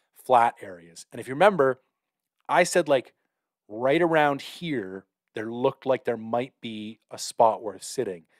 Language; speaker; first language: English; native; English